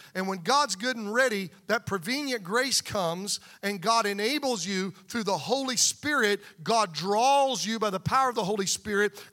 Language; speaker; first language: English; native; English